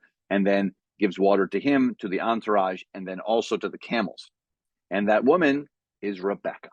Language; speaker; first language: English; native; English